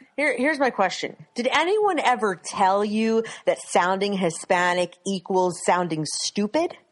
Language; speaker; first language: English; native; English